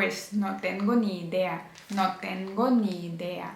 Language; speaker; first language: Spanish; non-native, fluent; Ukrainian